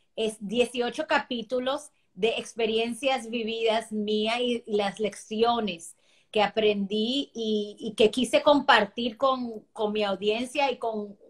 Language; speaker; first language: Spanish; early bilingual, heritage; Spanish